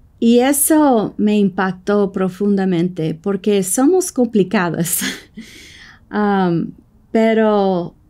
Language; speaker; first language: Spanish; non-native, fluent; English